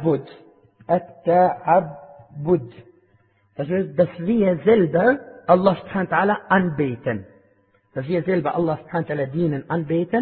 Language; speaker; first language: German; non-native, fluent; Arabic